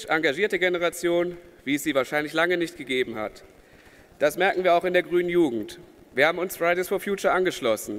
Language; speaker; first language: German; native; German